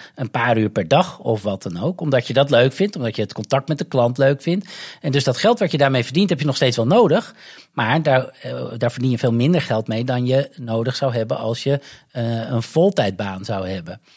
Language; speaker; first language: Dutch; native; Dutch